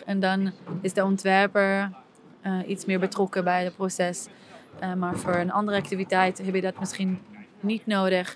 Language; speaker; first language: Dutch; non-native, fluent; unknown